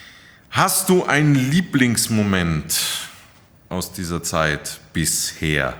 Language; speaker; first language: German; native; German